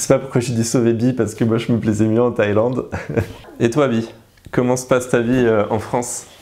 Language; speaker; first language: French; native; French